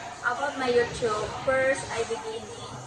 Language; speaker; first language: English; non-native, learner; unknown